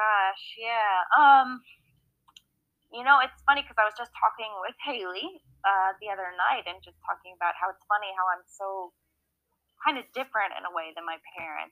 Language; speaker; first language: English; native; English